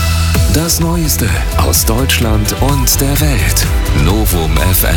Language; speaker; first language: German; native; German